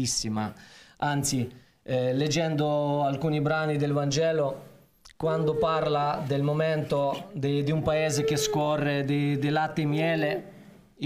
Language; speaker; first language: Italian; non-native, fluent; Ukrainian